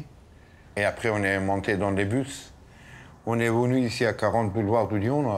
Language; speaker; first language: French; non-native, fluent; Persian